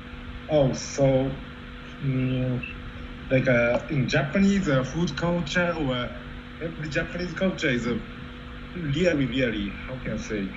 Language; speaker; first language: English; non-native, learner; Japanese